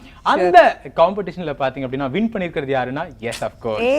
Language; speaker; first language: Tamil; native; Tamil